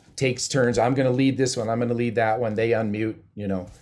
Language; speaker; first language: English; native; English